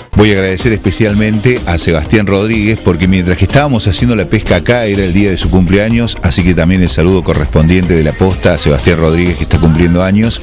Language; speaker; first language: Spanish; native; Spanish